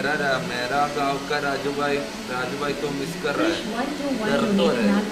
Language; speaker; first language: Hindi; non-native, local second language; Malayalam